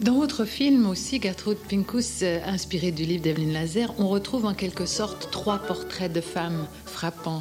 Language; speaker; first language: French; native; French